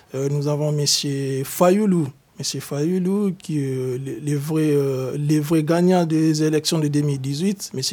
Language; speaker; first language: French; non-native, local second language; Lingala